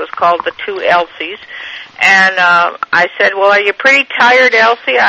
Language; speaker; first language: English; native; English